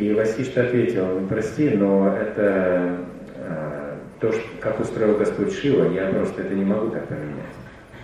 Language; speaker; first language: Russian; native; Russian